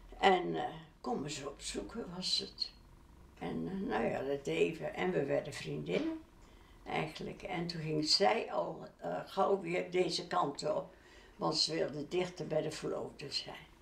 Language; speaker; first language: Dutch; non-native, local second language; Western Frisian